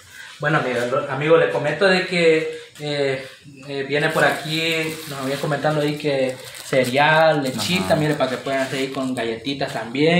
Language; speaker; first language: Spanish; native; Spanish